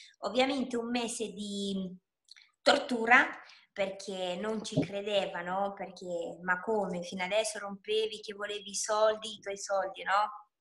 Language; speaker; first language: Italian; non-native, fluent; Romanian